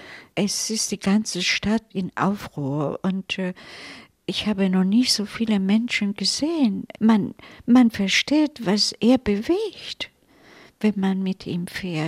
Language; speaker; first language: German; non-native, fluent; Italian